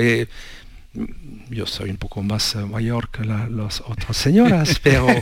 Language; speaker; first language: Spanish; non-native, learner; French